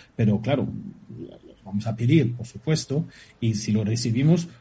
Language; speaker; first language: Spanish; non-native, fluent; German